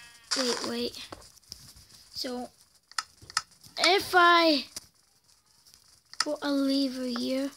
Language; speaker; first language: English; native; English